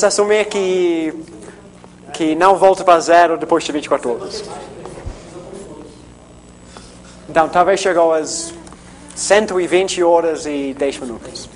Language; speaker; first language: Portuguese; non-native, fluent; English